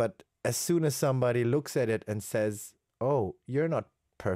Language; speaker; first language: English; non-native, fluent; German